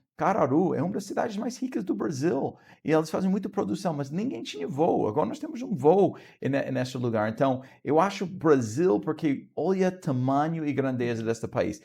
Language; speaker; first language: Portuguese; non-native, fluent; English